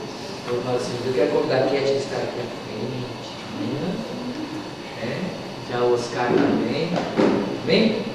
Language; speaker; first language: Portuguese; native; Portuguese